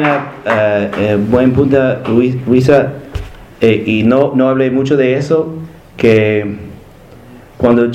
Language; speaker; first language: Spanish; non-native, learner; English